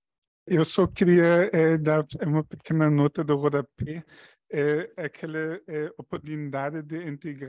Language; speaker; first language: Portuguese; non-native, fluent; German